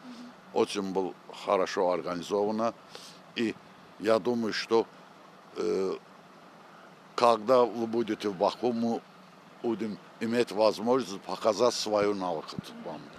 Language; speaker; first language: Russian; non-native, local second language; Azerbaijani